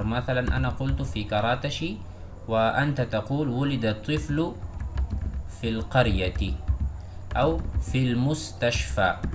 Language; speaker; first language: Arabic; non-native, fluent; Urdu